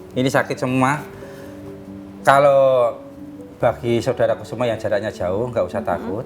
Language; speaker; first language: Indonesian; non-native, local second language; Javanese